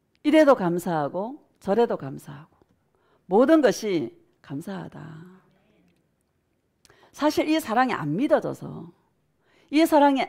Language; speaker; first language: Korean; native; Korean